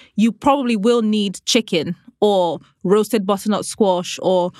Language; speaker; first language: English; non-native, local second language; Igbo